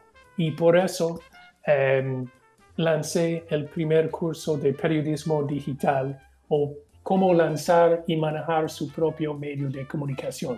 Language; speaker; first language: Spanish; non-native, fluent; English